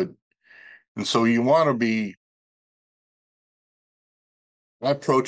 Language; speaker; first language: English; native; English